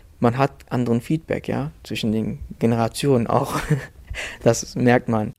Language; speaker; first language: German; early bilingual, other home language; Macedonian